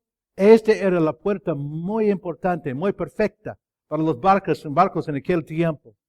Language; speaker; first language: Spanish; non-native, fluent; English